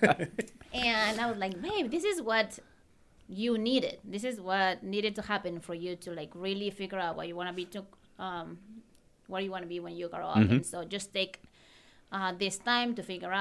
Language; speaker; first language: English; non-native, fluent; Spanish